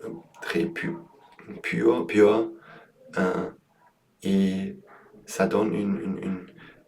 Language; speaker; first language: French; non-native, learner; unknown